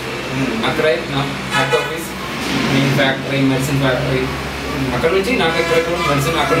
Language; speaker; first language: Telugu; non-native, learner; Malayalam